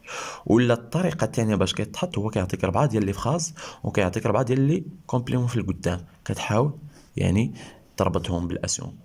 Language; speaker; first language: Arabic; native; Arabic